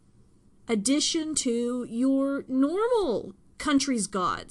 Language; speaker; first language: English; native; English